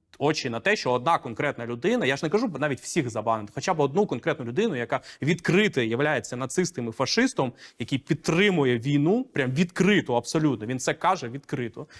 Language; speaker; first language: Ukrainian; non-native, local second language; Russian